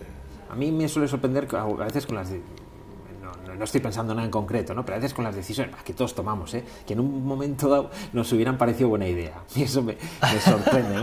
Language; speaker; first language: Spanish; native; Spanish